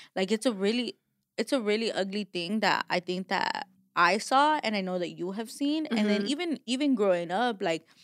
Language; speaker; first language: English; early bilingual, other home language; Spanish